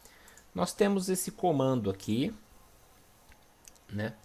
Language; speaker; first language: Portuguese; native; Portuguese